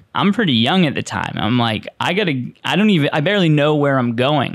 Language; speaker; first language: English; native; English